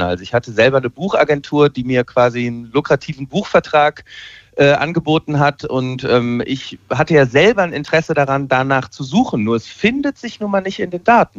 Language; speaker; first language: German; native; German